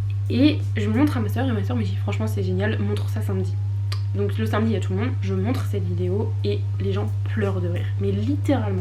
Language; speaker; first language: French; native; French